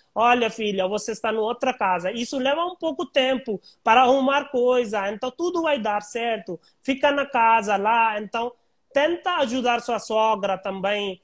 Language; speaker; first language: Portuguese; non-native, learner; Hindi